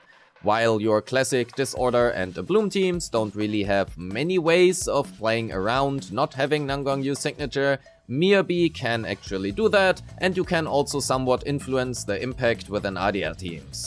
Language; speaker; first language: English; non-native, fluent; German